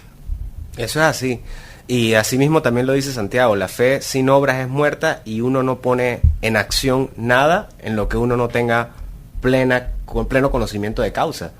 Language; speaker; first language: Spanish; native; Spanish